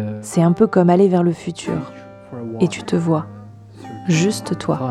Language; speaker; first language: French; native; French